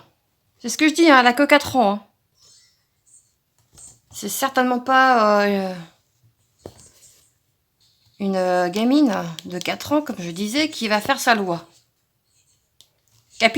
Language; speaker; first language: French; native; French